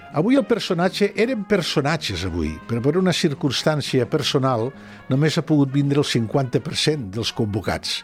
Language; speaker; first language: Catalan; native; Catalan